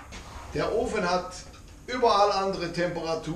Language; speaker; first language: German; non-native, fluent; Italian